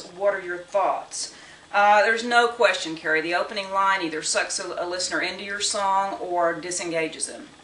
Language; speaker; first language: English; native; English